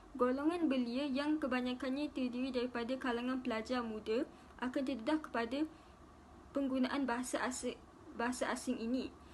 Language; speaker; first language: Malay; native; Malay